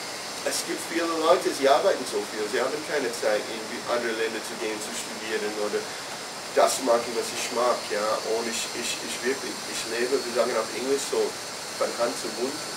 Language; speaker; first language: German; non-native, fluent; English